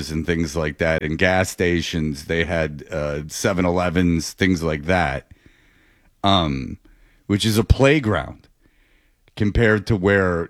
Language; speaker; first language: English; native; English